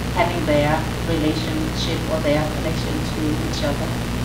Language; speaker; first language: English; non-native, fluent; Danish